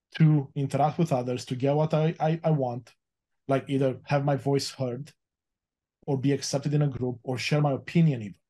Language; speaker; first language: English; early bilingual, other home language; Romanian